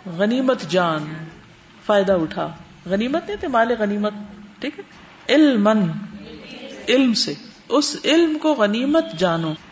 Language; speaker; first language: Urdu; native; Urdu